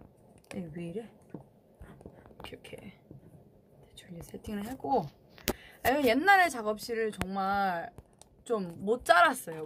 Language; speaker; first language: Korean; non-native, fluent; Chinese